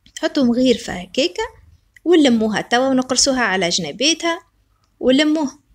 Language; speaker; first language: Arabic; native; Arabic